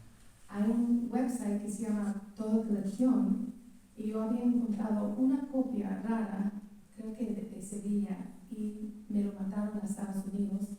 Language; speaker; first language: Spanish; early bilingual, heritage; English